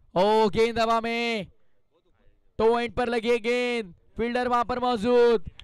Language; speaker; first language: Hindi; non-native, local second language; Marathi